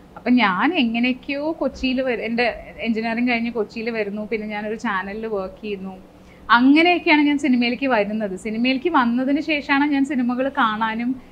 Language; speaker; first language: Malayalam; native; Malayalam